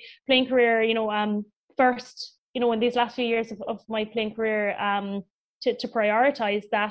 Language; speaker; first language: English; native; English